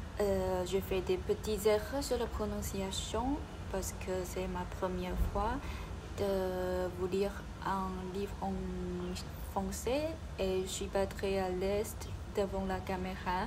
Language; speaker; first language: French; non-native, learner; Chinese